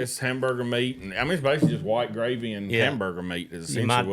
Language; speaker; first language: English; native; English